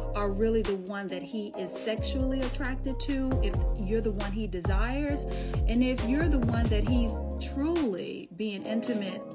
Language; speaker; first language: English; native; English